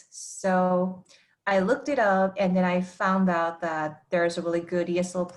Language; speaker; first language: English; non-native, fluent; Korean